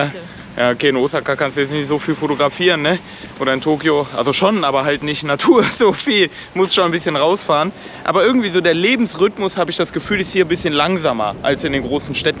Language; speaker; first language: German; native; German